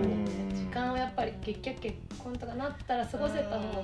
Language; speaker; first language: Japanese; native; Japanese